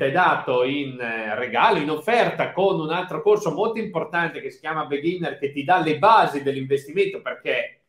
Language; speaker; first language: Italian; native; Italian